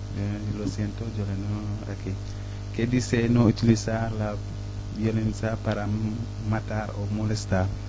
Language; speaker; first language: Spanish; non-native, learner; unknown